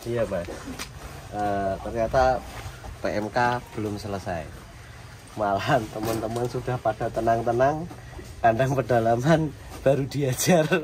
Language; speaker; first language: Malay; non-native, local second language; Javanese